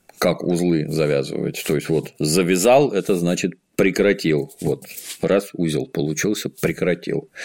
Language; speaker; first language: Russian; native; Russian